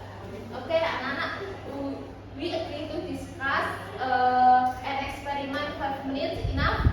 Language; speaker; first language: English; non-native, learner; Indonesian